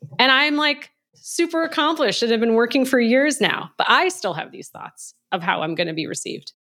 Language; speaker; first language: English; native; English